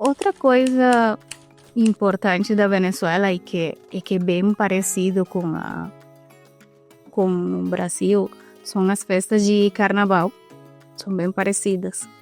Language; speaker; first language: Portuguese; non-native, fluent; Spanish